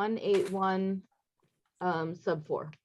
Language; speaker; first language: English; native; English